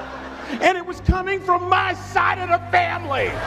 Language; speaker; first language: English; native; English